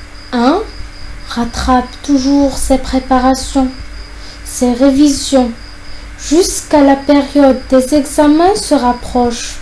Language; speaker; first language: French; non-native, fluent; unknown